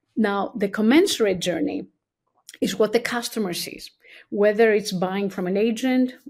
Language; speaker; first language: English; non-native, fluent; Greek